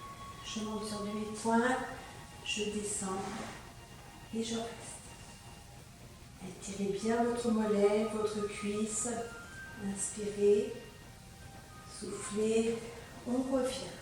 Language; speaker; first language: French; native; French